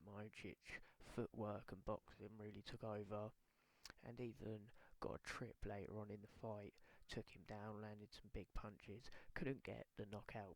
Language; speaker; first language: English; native; English